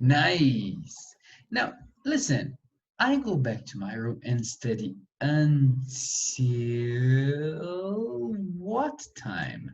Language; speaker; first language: English; non-native, fluent; Portuguese